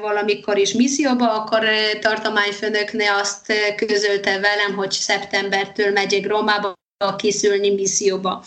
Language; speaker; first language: Hungarian; non-native, fluent; Polish